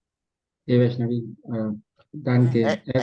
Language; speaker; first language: German; non-native, learner; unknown